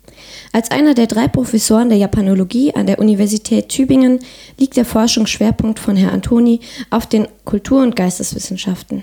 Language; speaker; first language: German; native; German